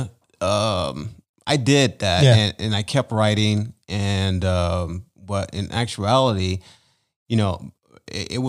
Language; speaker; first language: English; native; English